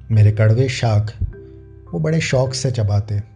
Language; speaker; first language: Hindi; non-native, local second language; Gujarati